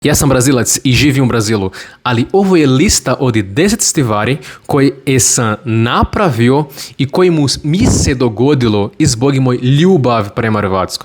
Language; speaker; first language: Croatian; non-native, learner; Portuguese